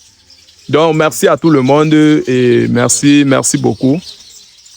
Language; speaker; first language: French; native; French